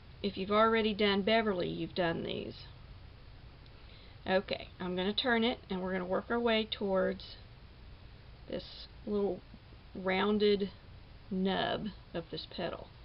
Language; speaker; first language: English; native; English